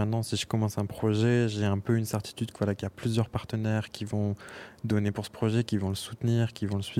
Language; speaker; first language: French; native; French